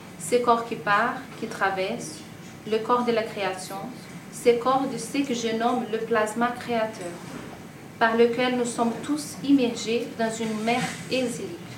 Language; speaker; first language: French; non-native, fluent; Portuguese